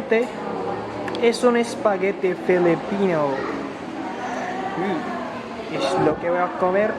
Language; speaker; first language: Spanish; non-native, fluent; Filipino